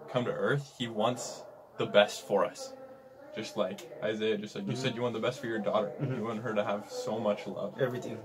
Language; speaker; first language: English; native; English